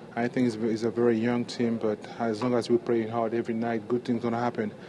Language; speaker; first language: English; non-native, fluent; French